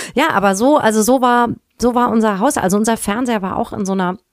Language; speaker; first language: German; native; German